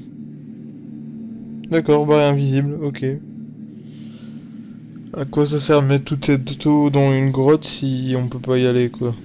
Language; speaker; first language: French; native; French